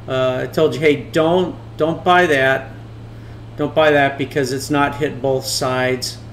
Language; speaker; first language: English; native; English